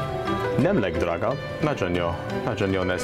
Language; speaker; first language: Hungarian; non-native, learner; English